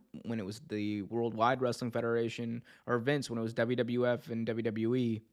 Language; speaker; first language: English; native; English